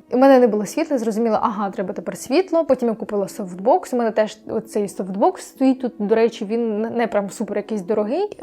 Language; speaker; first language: Ukrainian; non-native, local second language; Russian